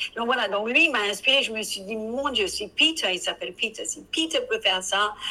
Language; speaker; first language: French; non-native, fluent; English